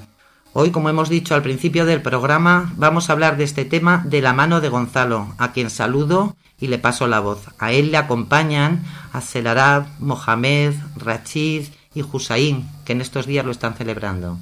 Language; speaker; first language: Spanish; native; Spanish